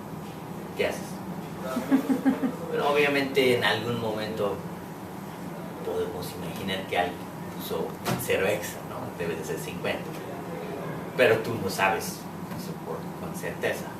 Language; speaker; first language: Spanish; non-native, fluent; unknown